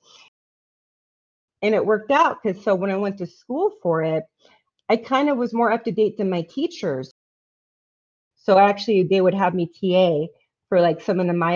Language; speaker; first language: English; native; English